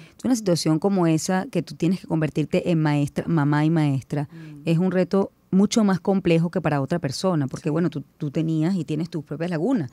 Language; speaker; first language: Spanish; native; Spanish